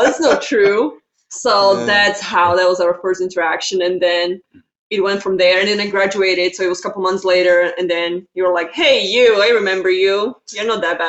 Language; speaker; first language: English; non-native, fluent; Slovak